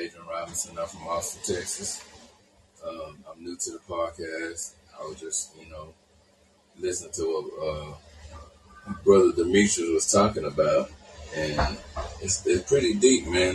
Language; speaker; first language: English; native; English